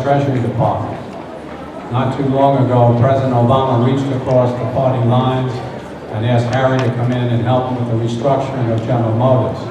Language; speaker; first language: English; native; English